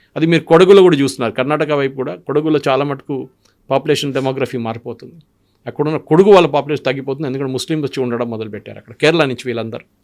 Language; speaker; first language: Telugu; non-native, local second language; Malayalam